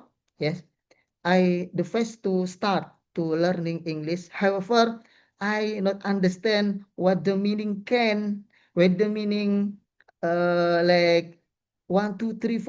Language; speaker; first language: English; non-native, learner; Indonesian